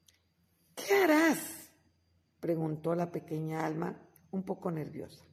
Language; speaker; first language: Spanish; native; Spanish